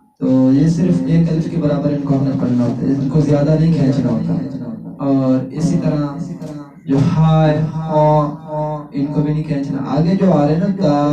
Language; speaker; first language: Urdu; non-native, local second language; Punjabi